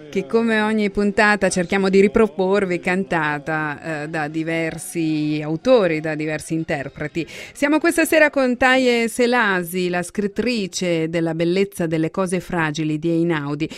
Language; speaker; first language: Italian; native; Italian